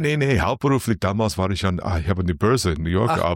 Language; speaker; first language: German; non-native, learner; English